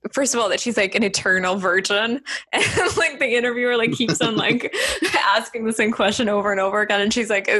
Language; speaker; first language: English; non-native, fluent; Estonian